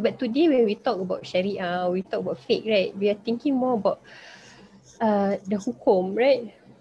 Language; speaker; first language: English; non-native, local second language; Malay